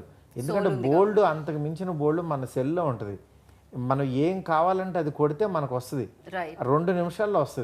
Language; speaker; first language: Telugu; native; Telugu